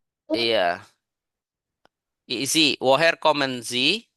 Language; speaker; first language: German; non-native, learner; Indonesian